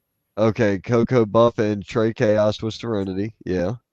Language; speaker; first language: English; native; English